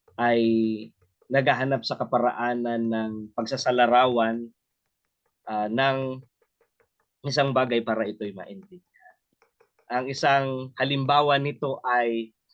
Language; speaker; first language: Filipino; non-native, local second language; Bikol